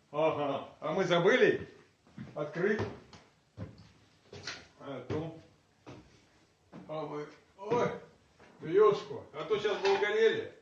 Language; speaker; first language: Russian; native; Russian